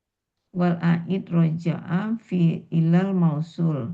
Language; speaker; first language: Arabic; non-native, learner; Indonesian